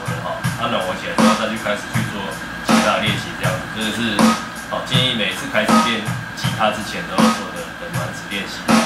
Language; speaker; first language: Chinese; native; Chinese